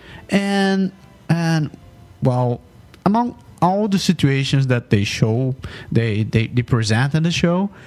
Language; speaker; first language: English; non-native, fluent; Portuguese